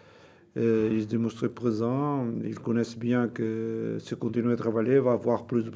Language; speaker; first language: French; non-native, learner; Portuguese